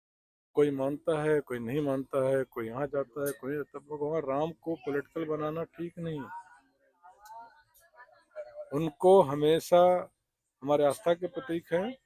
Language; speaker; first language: Hindi; native; Hindi